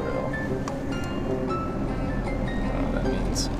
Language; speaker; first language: English; native; English